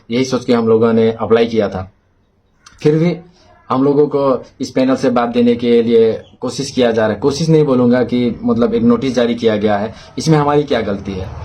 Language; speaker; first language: Hindi; non-native, local second language; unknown